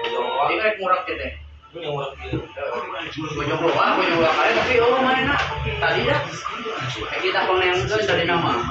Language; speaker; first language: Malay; non-native, local second language; Sundanese